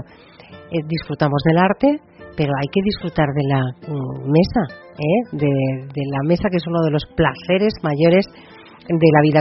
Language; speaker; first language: Spanish; native; Spanish